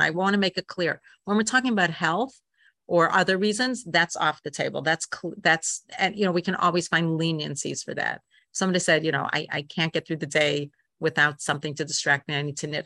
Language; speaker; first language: English; native; English